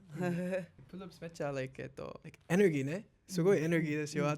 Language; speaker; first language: Japanese; non-native, learner; English